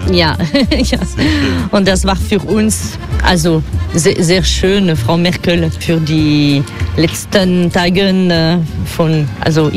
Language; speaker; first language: German; non-native, fluent; French